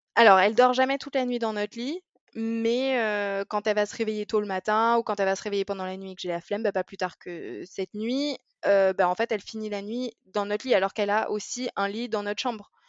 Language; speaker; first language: French; early bilingual, other home language; English